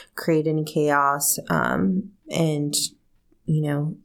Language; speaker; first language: English; early bilingual, other home language; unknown